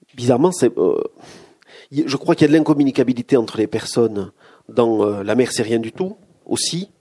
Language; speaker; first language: French; native; French